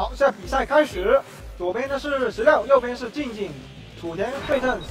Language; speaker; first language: Chinese; native; Chinese